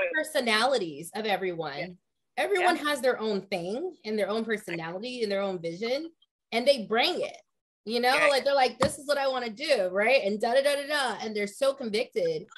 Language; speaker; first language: English; native; English